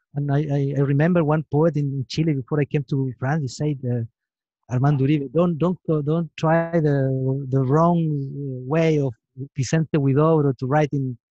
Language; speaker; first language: English; non-native, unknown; Spanish